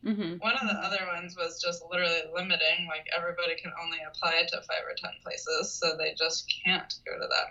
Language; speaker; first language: English; native; English